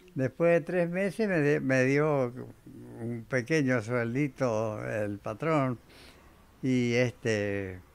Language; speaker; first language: Spanish; native; Spanish